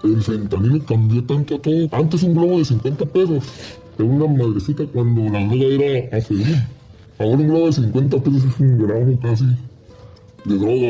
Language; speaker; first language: Spanish; native; Spanish